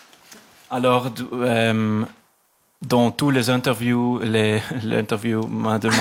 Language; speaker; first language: French; non-native, local second language; German